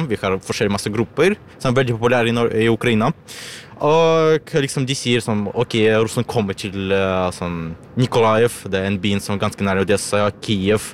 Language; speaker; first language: Norwegian; non-native, learner; Ukrainian